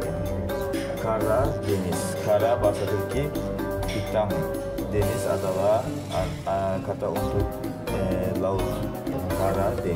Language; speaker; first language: Indonesian; non-native, fluent; Turkish